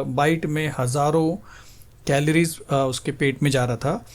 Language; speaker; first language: Hindi; non-native, local second language; Marathi